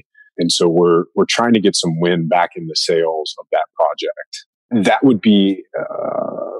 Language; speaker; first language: English; native; English